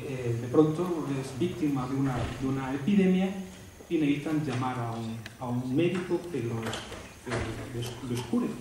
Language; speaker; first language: Spanish; native; Spanish